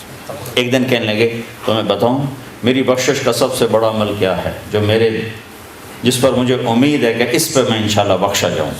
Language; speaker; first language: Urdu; non-native, local second language; Punjabi